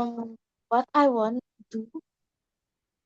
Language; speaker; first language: English; non-native, learner; Indonesian